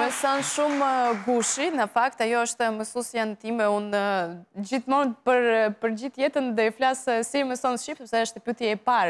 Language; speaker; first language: Albanian; non-native, learner; Russian